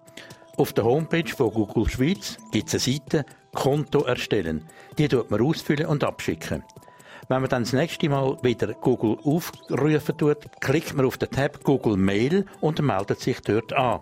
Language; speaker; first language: German; non-native, local second language; Swiss German